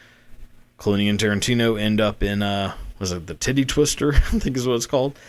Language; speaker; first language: English; native; English